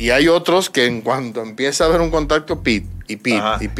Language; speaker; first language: Spanish; native; Spanish